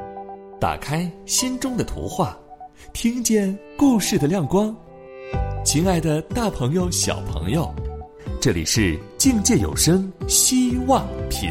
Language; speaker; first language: Chinese; native; Chinese